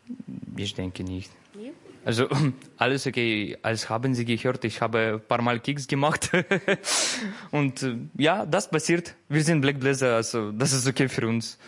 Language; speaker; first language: German; non-native, learner; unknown